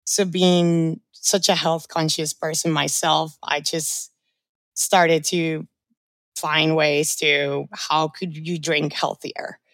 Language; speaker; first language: English; early bilingual, other home language; Spanish